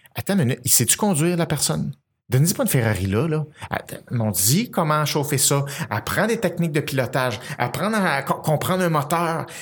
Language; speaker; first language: French; native; French